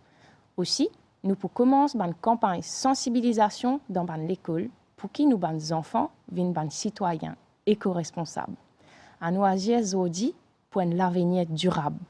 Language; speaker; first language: French; non-native, local second language; Morisyen